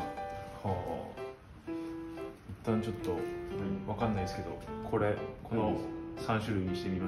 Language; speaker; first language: Japanese; native; Japanese